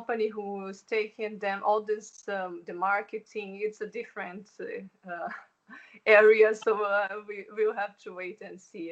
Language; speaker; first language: English; non-native, fluent; Portuguese